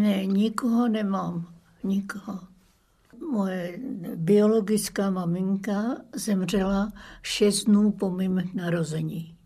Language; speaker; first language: Czech; early bilingual, other home language; German